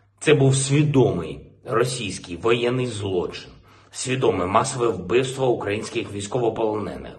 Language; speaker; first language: Ukrainian; non-native, local second language; Russian